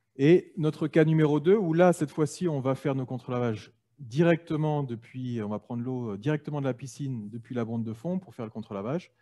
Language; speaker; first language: French; native; French